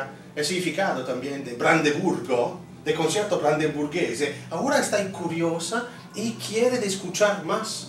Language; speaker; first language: Spanish; non-native, fluent; Italian